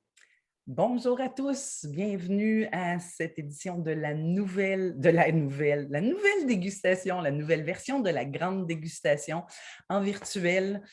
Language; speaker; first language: French; native; French